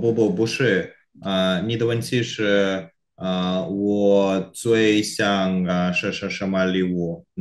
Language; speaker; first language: Chinese; non-native, learner; Korean